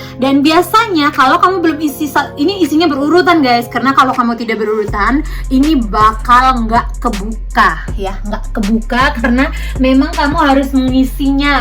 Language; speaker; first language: Indonesian; native; Indonesian